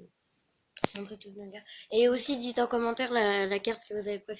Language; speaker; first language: French; native; French